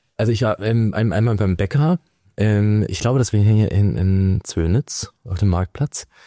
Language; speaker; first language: German; native; German